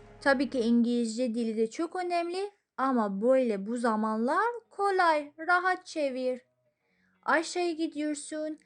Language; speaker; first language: Turkish; non-native, fluent; Persian